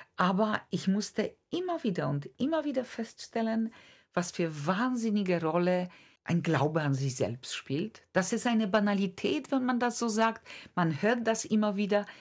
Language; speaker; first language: German; non-native, fluent; Polish